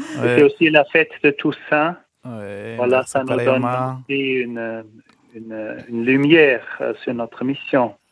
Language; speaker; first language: French; non-native, learner; German